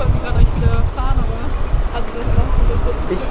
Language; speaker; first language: German; native; German